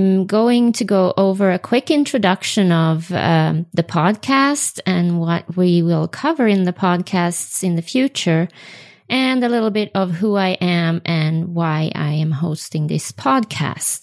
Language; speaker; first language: English; non-native, fluent; Swedish